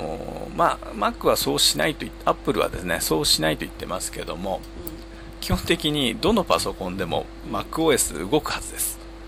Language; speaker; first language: Japanese; native; Japanese